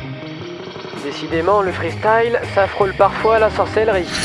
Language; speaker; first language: French; native; French